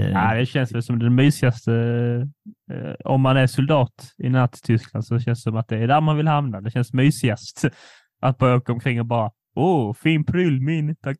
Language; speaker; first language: Swedish; native; Swedish